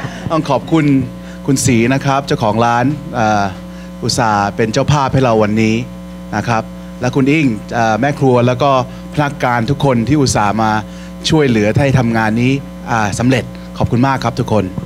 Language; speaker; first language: Thai; early bilingual, heritage; Thai